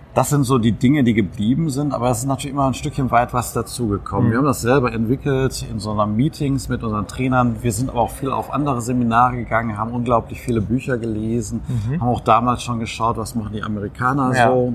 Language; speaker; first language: German; native; German